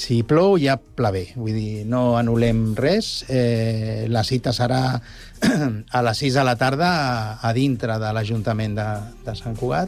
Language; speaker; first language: Catalan; native; Catalan